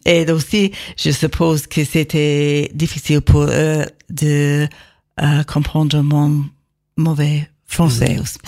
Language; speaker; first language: French; non-native, learner; English